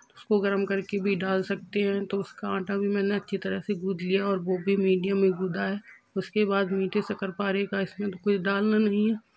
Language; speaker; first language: Hindi; native; Hindi